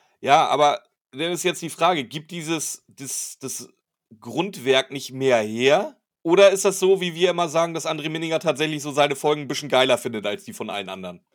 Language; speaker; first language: German; native; German